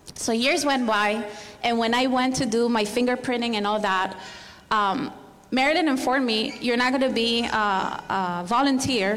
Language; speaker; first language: English; non-native, fluent; Spanish